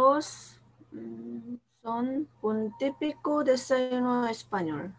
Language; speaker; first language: Spanish; non-native, learner; Korean